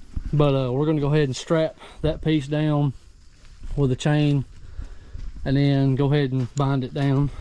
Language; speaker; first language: English; native; English